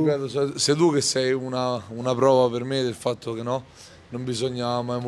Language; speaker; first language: Italian; native; Italian